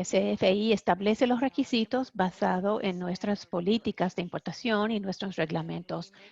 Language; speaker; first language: Spanish; non-native, fluent; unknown